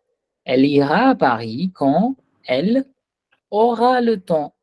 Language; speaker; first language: French; non-native, fluent; Hindi